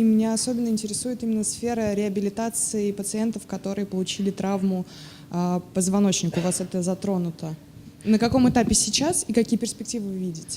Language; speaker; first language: Russian; native; Russian